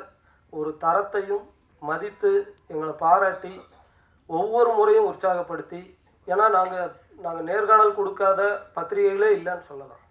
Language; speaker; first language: Tamil; native; Tamil